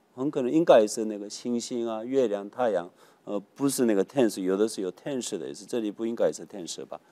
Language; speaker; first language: Chinese; non-native, fluent; Korean